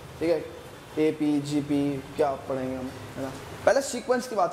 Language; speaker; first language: Hindi; native; Hindi